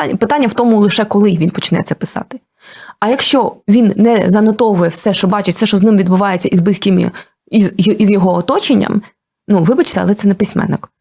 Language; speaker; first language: Ukrainian; non-native, local second language; Russian